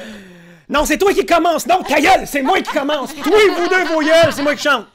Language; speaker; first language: French; native; French